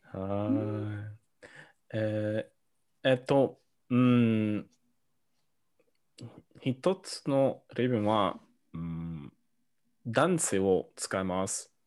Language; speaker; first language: Japanese; non-native, learner; English